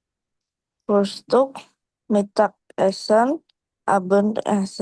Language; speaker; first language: German; non-native, learner; Indonesian